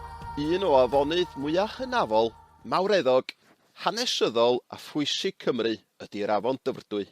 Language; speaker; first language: Welsh; native; Welsh